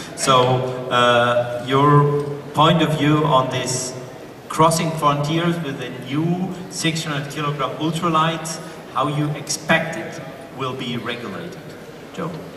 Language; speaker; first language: English; non-native, fluent; German